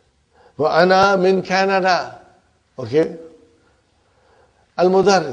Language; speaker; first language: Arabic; non-native, fluent; English